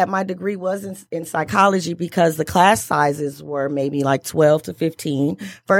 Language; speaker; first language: English; native; English